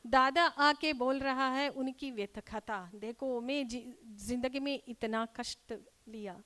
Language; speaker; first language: Hindi; non-native, local second language; Kannada